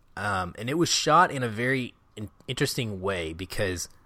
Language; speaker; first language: English; native; English